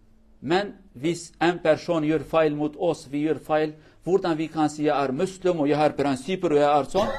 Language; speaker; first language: Swedish; non-native, learner; Kurdish